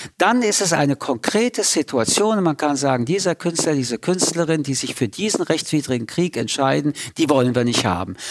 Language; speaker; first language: German; early bilingual, other home language; French